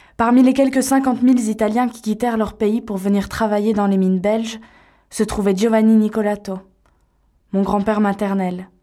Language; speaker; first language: French; native; French